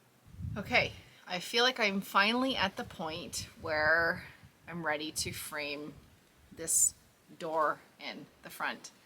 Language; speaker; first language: English; native; English